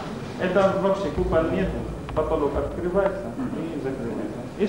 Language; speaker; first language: Russian; non-native, learner; Arabic